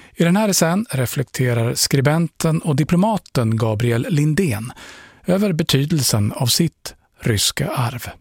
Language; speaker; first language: Swedish; native; Swedish